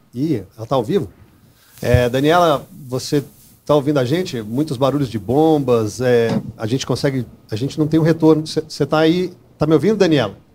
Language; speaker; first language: Portuguese; native; Portuguese